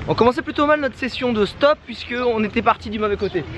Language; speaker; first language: French; native; French